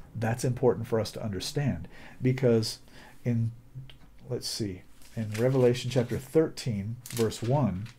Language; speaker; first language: English; native; English